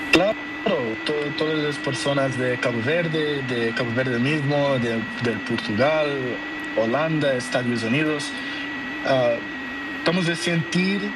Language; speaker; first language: Spanish; non-native, learner; Portuguese